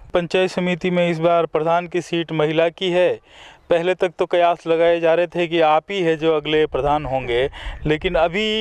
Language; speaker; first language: Hindi; native; Hindi